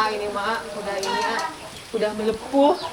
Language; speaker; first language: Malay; non-native, local second language; Sundanese